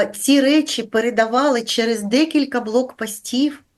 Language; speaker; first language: Ukrainian; native; Ukrainian